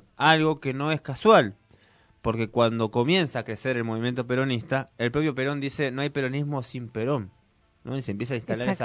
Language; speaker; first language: Spanish; native; Spanish